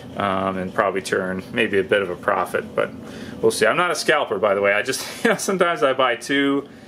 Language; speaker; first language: English; native; English